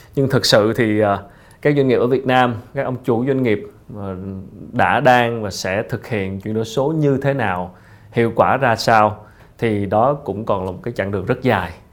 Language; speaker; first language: Vietnamese; native; Vietnamese